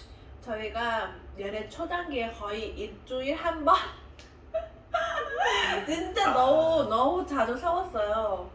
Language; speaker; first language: Korean; non-native, fluent; Vietnamese